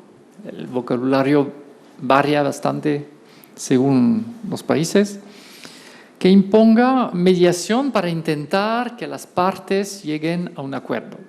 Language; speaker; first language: Spanish; non-native, fluent; French